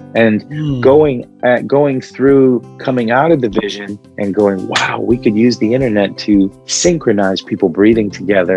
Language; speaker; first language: English; early bilingual, other home language; Arabic